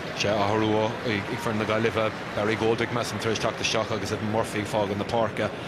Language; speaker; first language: Irish; native; Irish